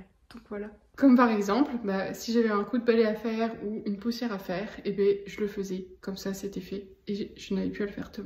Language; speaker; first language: French; native; French